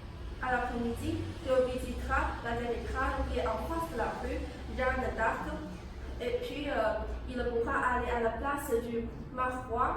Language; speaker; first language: French; non-native, learner; Chinese